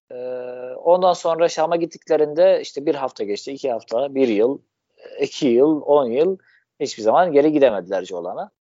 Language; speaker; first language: Turkish; non-native, fluent; Arabic